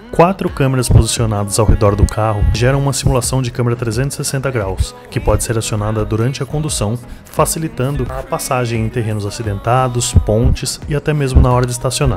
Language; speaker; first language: Portuguese; native; Portuguese